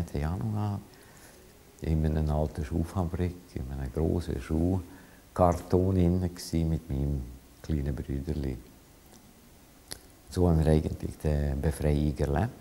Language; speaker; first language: German; non-native, fluent; Hungarian